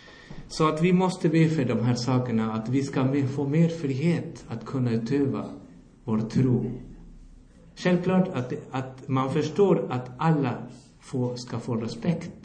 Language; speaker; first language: Swedish; non-native, fluent; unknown